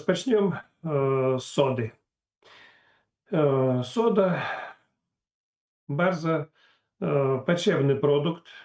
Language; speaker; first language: Polish; non-native, learner; Russian